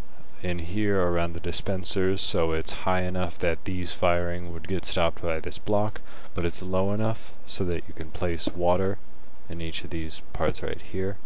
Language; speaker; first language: English; native; English